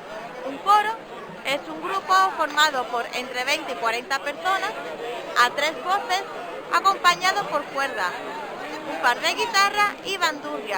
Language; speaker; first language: Spanish; native; Spanish